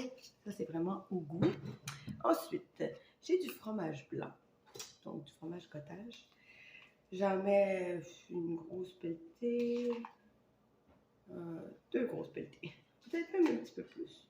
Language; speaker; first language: French; native; French